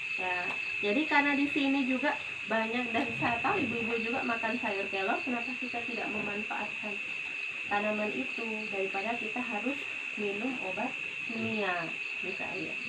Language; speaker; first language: Indonesian; non-native, local second language; Sundanese